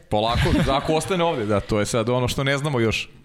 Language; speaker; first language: Serbian; native; Serbian